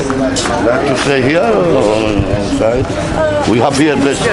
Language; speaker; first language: English; non-native, learner; Arabic